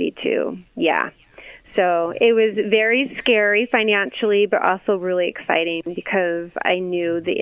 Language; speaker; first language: English; native; English